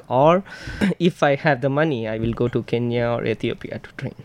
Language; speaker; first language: English; non-native, local second language; Tamil